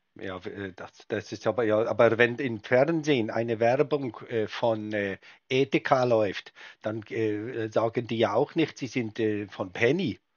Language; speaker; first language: German; native; German